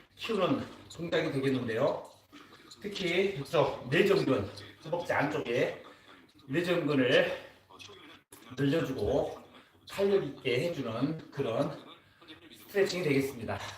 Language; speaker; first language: Korean; native; Korean